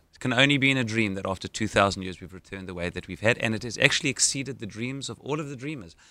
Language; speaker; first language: English; native; English